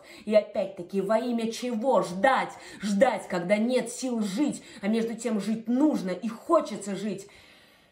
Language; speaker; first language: Russian; native; Russian